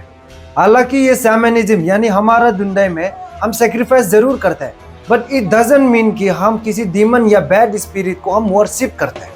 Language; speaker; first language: Hindi; non-native, local second language; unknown